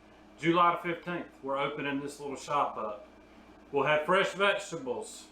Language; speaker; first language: English; native; English